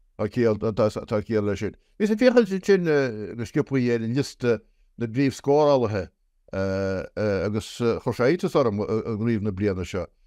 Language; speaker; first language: Irish; native; Irish